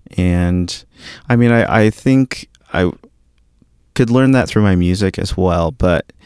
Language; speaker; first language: English; early bilingual, other home language; Filipino